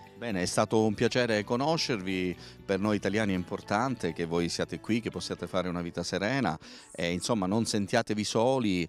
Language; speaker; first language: Italian; native; Italian